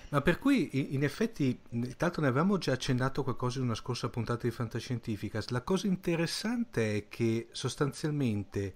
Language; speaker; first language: Italian; native; Italian